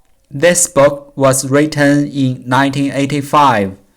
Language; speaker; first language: English; non-native, learner; Chinese